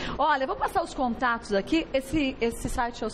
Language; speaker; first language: Portuguese; native; Portuguese